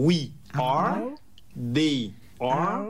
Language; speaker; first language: English; non-native, fluent; French